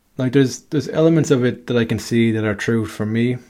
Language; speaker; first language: English; native; English